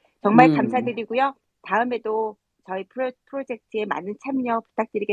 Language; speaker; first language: Korean; native; Korean